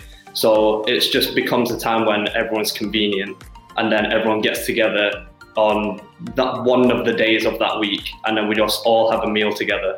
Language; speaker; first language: English; native; English